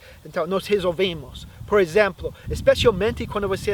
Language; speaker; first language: Portuguese; non-native, fluent; English